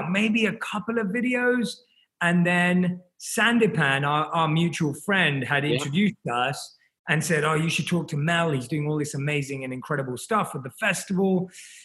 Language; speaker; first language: English; native; English